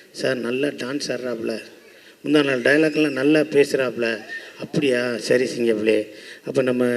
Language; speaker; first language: Tamil; native; Tamil